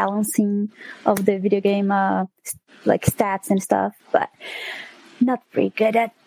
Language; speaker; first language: English; non-native, fluent; Portuguese